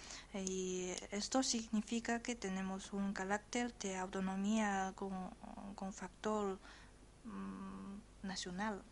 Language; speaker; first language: Spanish; non-native, learner; Chinese